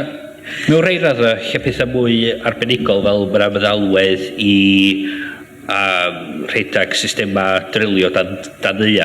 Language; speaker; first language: Welsh; native; Welsh